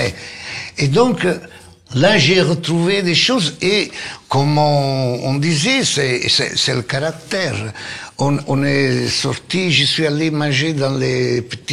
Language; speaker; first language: French; non-native, fluent; Italian